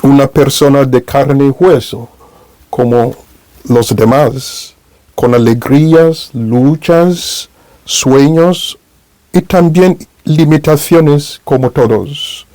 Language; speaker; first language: Spanish; non-native, fluent; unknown